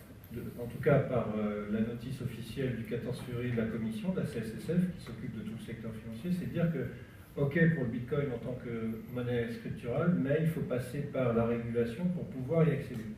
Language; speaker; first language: French; native; French